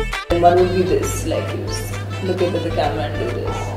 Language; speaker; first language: English; non-native, local second language; Sindhi